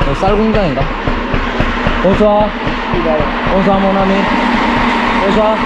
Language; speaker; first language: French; non-native, learner; Korean